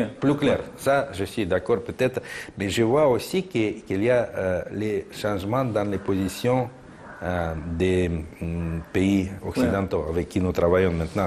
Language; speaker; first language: French; non-native, fluent; Russian